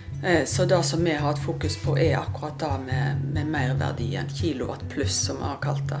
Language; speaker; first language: Norwegian; native; Norwegian